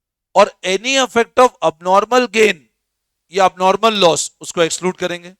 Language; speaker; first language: Hindi; native; Hindi